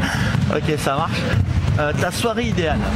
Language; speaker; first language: French; native; French